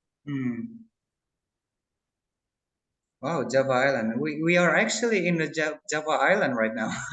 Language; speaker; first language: English; non-native, local second language; Indonesian